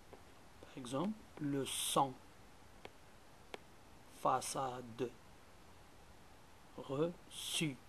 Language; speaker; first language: French; non-native, local second language; Arabic